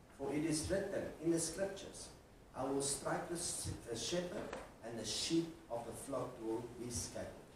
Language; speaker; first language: English; non-native, local second language; Afrikaans